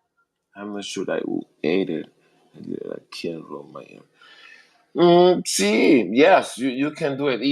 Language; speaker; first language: English; non-native, learner; Spanish